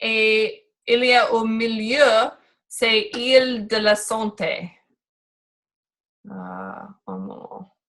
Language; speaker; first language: French; non-native, learner; English